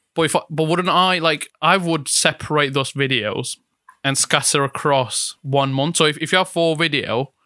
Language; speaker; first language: English; non-native, fluent; Italian